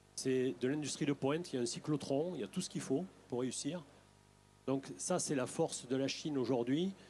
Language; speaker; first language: French; native; French